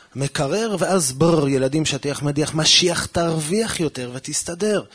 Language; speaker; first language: Hebrew; early bilingual, heritage; Hebrew